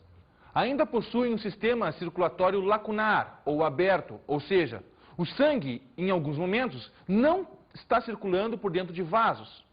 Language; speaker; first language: Portuguese; native; Portuguese